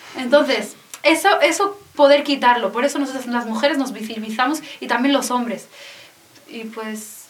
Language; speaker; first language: Spanish; early bilingual, other home language; Arabic